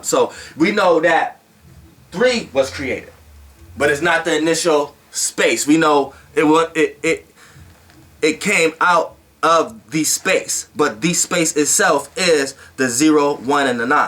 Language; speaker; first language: English; native; English